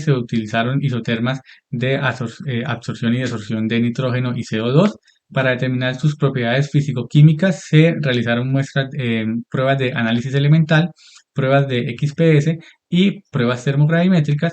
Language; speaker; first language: Spanish; native; Spanish